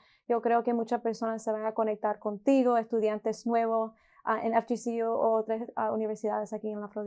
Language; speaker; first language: Spanish; early bilingual, heritage; Spanish